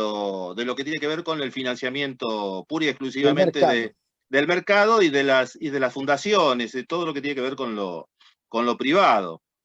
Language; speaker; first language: Spanish; native; Spanish